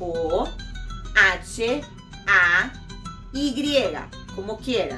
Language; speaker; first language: Spanish; non-native, fluent; Portuguese